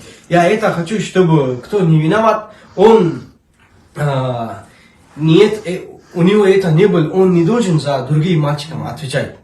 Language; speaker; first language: Russian; non-native, learner; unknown